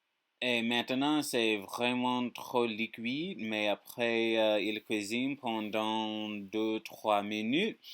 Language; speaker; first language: French; non-native, learner; English